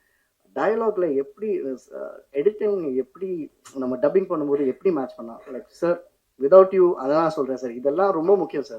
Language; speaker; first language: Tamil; non-native, fluent; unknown